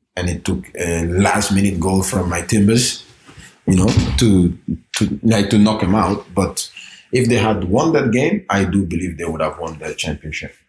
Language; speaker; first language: English; early bilingual, other home language; Norwegian